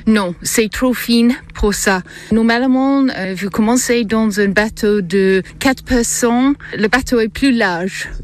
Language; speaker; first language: French; non-native, fluent; English